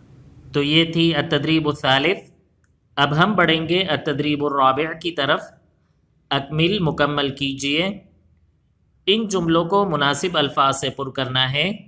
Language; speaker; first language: Urdu; native; Urdu